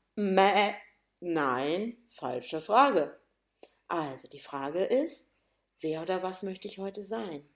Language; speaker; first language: German; native; German